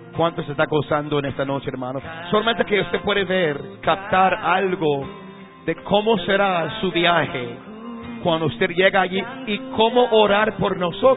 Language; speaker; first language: Spanish; non-native, fluent; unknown